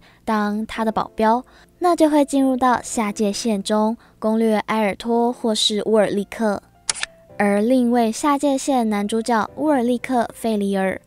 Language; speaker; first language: Chinese; native; Chinese